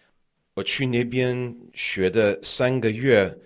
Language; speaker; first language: Chinese; non-native, learner; English